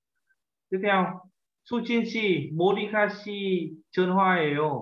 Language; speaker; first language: Korean; non-native, fluent; Vietnamese